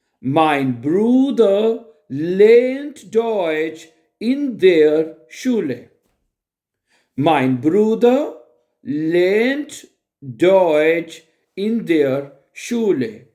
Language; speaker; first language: German; non-native, fluent; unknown